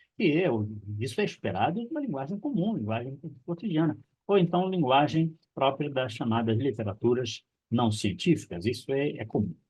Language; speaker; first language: Portuguese; non-native, local second language; Kabuverdianu